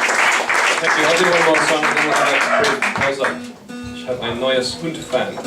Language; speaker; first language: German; non-native, learner; English